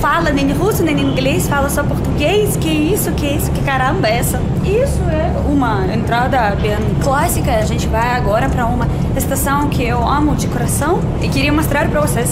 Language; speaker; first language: Portuguese; non-native, learner; Russian